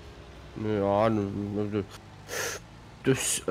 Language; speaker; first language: German; native; German